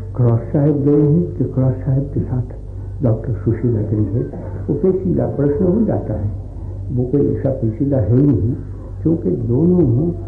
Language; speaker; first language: Hindi; non-native, local second language; Gujarati